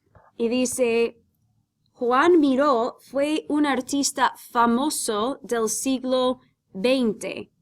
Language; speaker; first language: Spanish; non-native, fluent; English